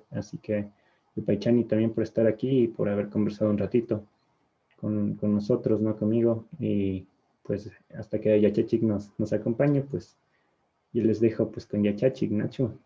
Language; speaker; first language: Spanish; native; Spanish